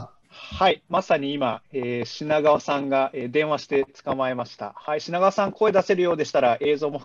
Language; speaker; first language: Japanese; native; Japanese